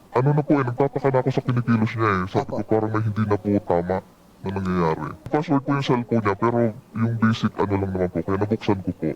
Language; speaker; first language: Filipino; native; Filipino